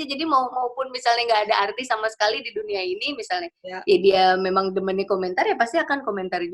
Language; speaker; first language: Indonesian; native; Indonesian